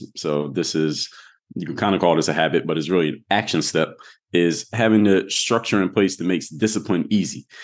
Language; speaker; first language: English; native; English